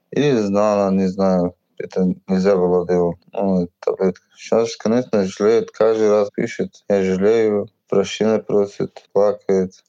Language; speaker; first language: Russian; non-native, learner; Uzbek